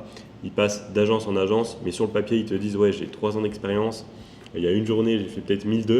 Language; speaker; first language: French; native; French